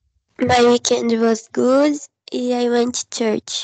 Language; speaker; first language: English; non-native, learner; Portuguese